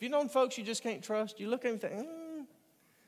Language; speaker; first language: English; native; English